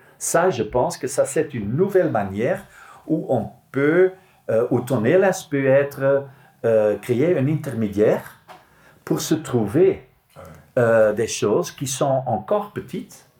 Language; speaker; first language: French; non-native, local second language; Dutch